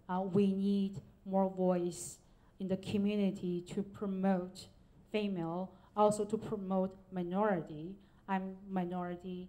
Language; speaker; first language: English; non-native, fluent; Chinese